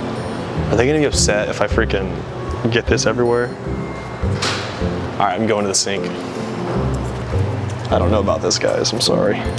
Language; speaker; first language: English; native; English